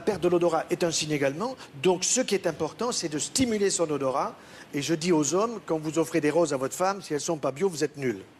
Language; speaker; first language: French; native; French